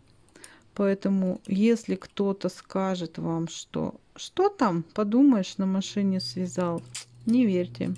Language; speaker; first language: Russian; native; Russian